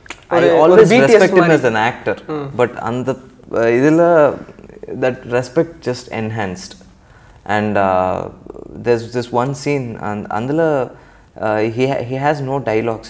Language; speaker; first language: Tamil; non-native, local second language; Telugu